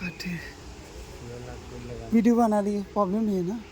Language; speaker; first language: Hindi; non-native, learner; Bangla